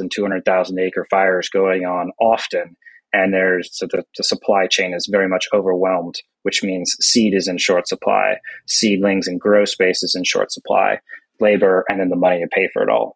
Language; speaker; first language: English; native; English